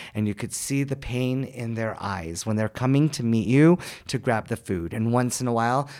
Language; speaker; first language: English; native; English